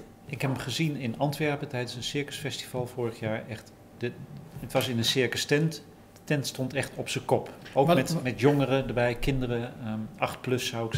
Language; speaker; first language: Dutch; native; Dutch